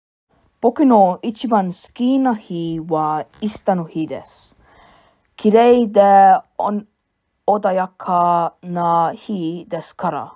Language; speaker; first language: Japanese; non-native, learner; English